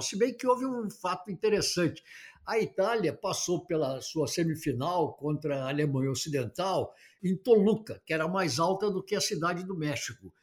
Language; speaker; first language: Portuguese; native; Portuguese